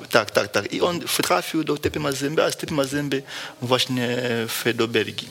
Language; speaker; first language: Polish; non-native, fluent; Lingala